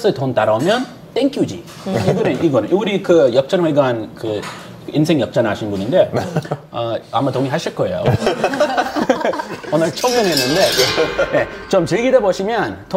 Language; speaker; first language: Korean; non-native, fluent; English